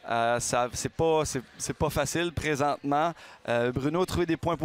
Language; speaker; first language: French; native; French